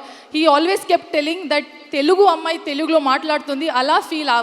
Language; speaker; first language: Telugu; non-native, learner; Kannada